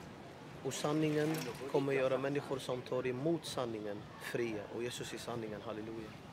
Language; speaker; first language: Swedish; non-native, fluent; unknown